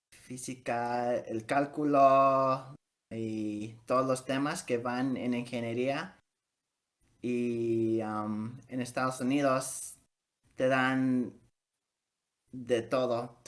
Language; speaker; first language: Spanish; early bilingual, heritage; Spanish